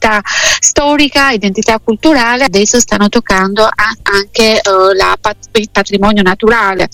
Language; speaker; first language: Italian; non-native, fluent; Albanian